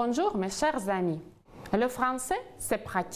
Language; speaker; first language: French; non-native, fluent; Ukrainian